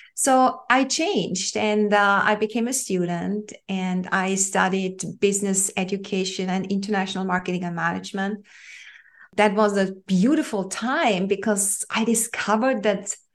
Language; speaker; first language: English; non-native, fluent; German